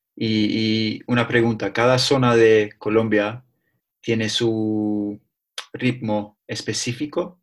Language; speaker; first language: Spanish; non-native, learner; English